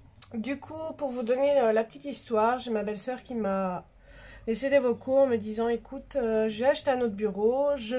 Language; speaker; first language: French; native; French